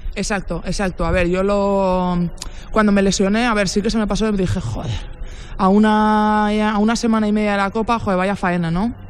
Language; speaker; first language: Spanish; native; Spanish